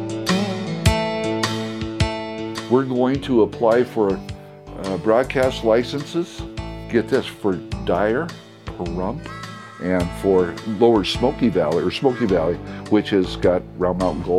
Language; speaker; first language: English; native; English